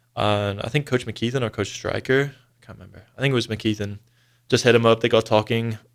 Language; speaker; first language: English; native; English